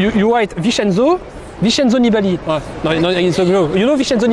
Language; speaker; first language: English; non-native, learner; French